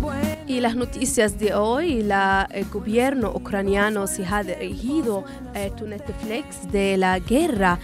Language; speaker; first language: Spanish; non-native, fluent; Arabic